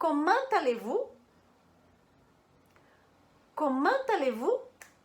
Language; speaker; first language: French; non-native, fluent; Portuguese